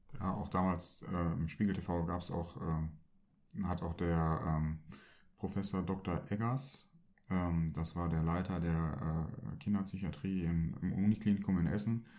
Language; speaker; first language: German; early bilingual, other home language; Turkish